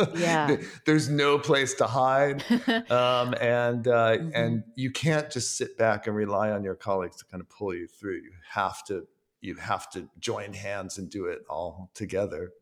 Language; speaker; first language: English; native; English